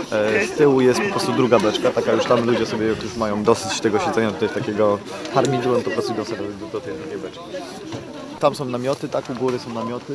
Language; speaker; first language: Polish; native; Polish